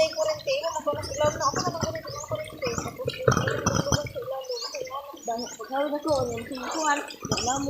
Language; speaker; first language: Filipino; non-native, local second language; Cebuano